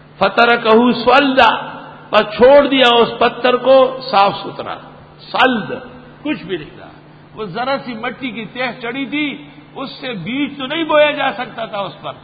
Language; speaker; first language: Urdu; non-native, local second language; Pashto